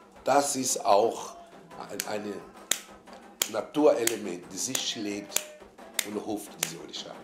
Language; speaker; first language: German; non-native, fluent; Portuguese